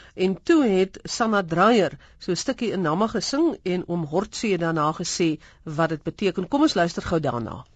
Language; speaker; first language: Afrikaans; native; Afrikaans